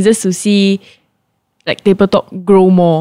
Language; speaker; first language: English; non-native, local second language; Cantonese